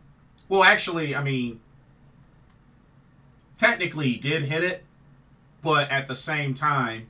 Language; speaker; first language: English; native; English